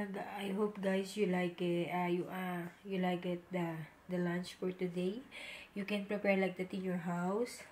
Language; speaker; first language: English; non-native, local second language; Filipino